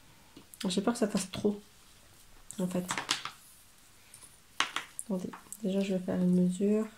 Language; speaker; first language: French; native; French